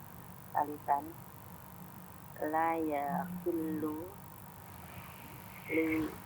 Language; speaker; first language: Arabic; non-native, learner; Indonesian